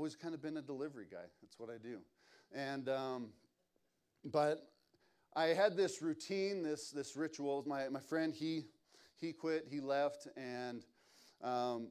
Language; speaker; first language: English; native; English